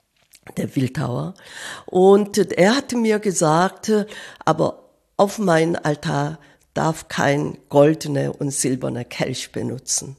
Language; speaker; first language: German; non-native, fluent; Korean